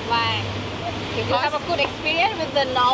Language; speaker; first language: English; non-native, learner; Thai